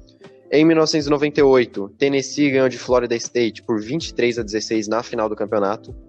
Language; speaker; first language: Portuguese; native; Portuguese